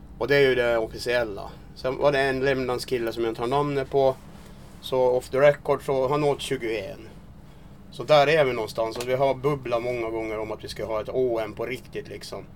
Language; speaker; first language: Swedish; native; Swedish